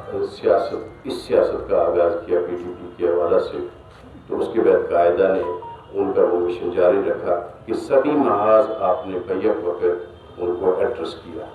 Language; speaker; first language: Urdu; non-native, local second language; Kashmiri